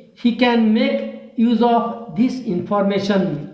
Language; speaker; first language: English; non-native, local second language; Marathi